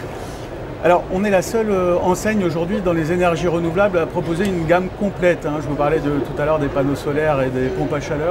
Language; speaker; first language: French; native; French